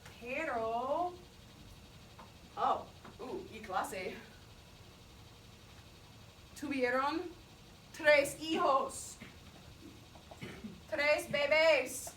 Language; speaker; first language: Spanish; non-native, fluent; English